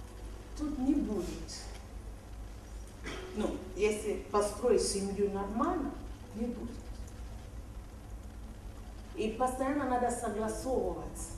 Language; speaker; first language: Russian; non-native, fluent; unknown